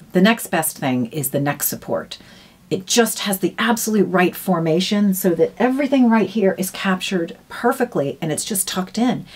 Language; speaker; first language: English; native; English